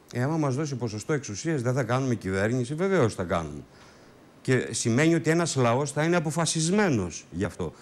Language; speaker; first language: Greek; native; Greek